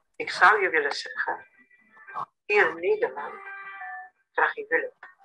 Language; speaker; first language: Dutch; non-native, learner; Somali